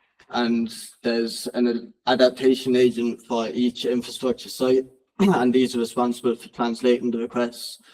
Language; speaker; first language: English; native; English